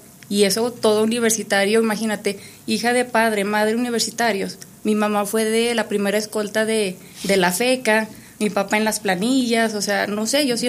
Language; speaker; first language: Spanish; native; Spanish